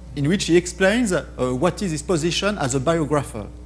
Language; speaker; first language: English; non-native, fluent; French